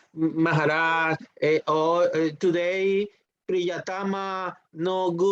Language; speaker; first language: English; non-native, learner; Spanish